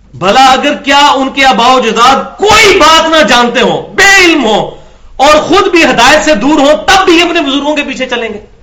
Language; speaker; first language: Urdu; non-native, local second language; Punjabi